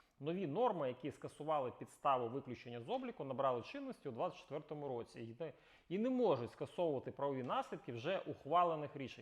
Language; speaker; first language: Ukrainian; native; Ukrainian